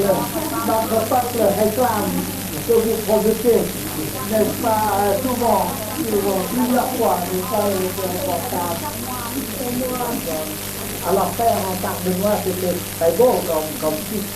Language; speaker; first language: French; non-native, learner; Khmer